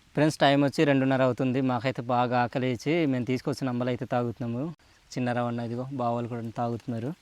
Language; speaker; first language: Telugu; native; Telugu